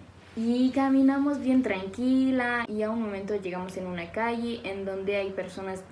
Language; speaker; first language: Spanish; non-native, fluent; French